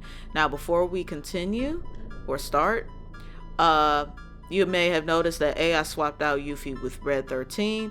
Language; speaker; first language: English; native; English